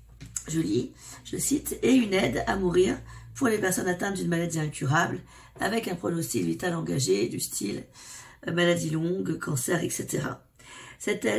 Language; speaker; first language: French; native; French